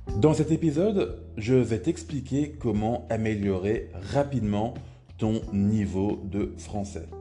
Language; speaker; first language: French; native; French